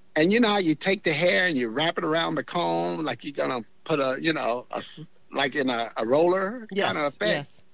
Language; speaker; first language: English; native; English